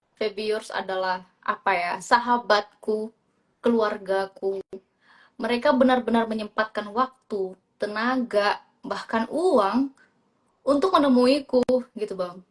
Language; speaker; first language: Indonesian; native; Indonesian